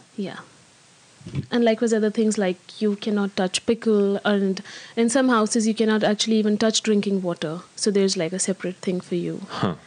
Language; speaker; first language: English; non-native, local second language; Hindi